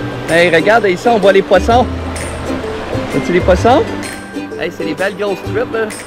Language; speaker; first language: French; native; French